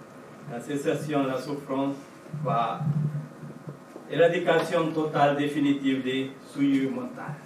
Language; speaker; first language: French; non-native, fluent; Sinhala